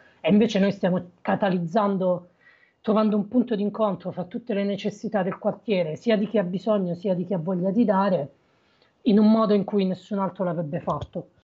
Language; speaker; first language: Italian; native; Italian